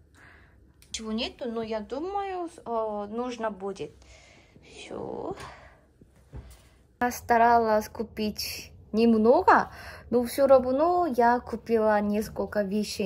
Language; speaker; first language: Russian; non-native, learner; Korean